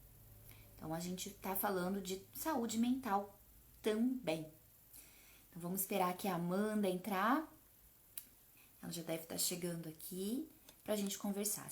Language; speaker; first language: Portuguese; native; Portuguese